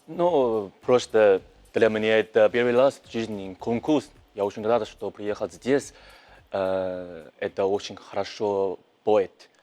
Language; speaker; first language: Russian; non-native, learner; Chinese